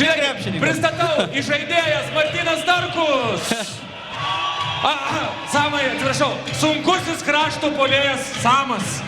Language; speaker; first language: Lithuanian; native; Lithuanian